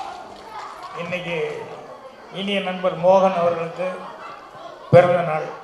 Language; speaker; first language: Tamil; native; Tamil